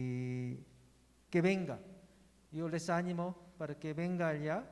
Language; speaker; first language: Spanish; non-native, learner; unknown